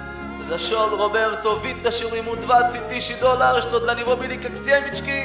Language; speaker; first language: Russian; early bilingual, heritage; Russian